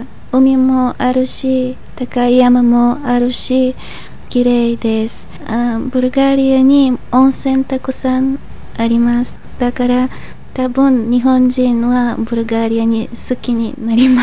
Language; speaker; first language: Japanese; non-native, fluent; Bulgarian